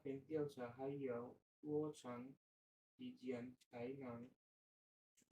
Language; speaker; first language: Chinese; non-native, learner; Bangla